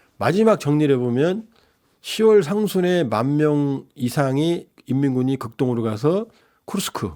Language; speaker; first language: Korean; native; Korean